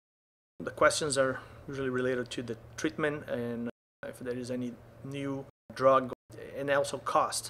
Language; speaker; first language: English; non-native, fluent; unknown